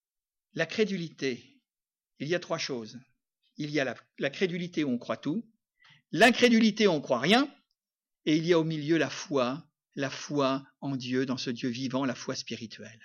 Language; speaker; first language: French; native; French